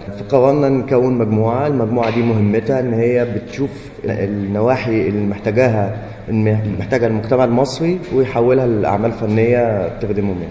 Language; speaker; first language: Egyptian Arabic; native; Egyptian Arabic